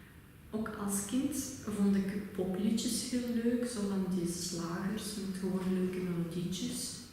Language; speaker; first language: Dutch; non-native, fluent; Russian